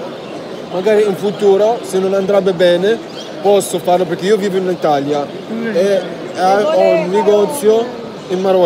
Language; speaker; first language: Italian; non-native, learner; Arabic